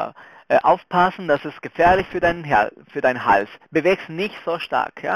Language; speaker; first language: German; non-native, fluent; Spanish